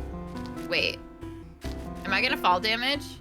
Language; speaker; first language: English; native; English